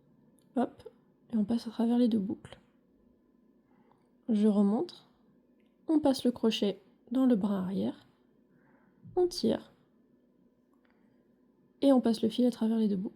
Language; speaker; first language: French; native; French